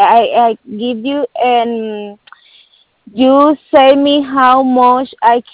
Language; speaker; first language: English; non-native, learner; Spanish